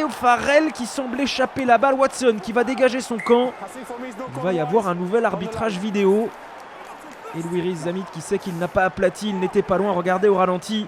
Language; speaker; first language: French; native; French